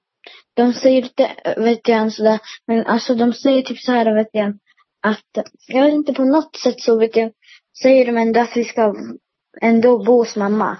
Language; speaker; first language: Swedish; early bilingual, other home language; Amharic